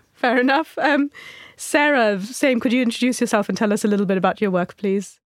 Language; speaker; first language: English; non-native, local second language; Hindi